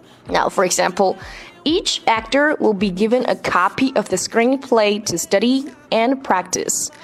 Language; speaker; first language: English; non-native, fluent; Chinese